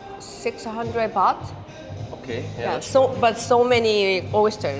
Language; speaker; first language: English; non-native, learner; Korean